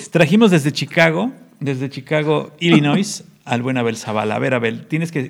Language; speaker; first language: Spanish; native; Spanish